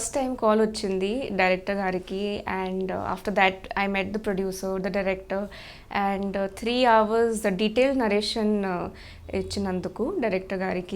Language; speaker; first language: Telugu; non-native, learner; Hindi